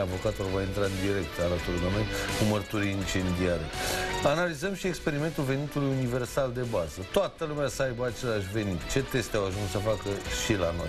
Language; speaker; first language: Romanian; native; Romanian